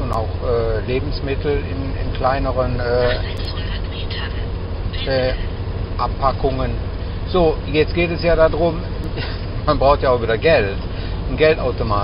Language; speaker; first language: German; native; German